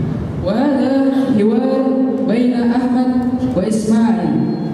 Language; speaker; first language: Arabic; non-native, learner; Indonesian